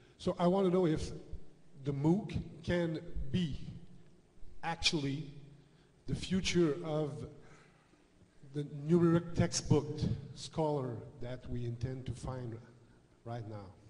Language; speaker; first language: English; non-native, learner; French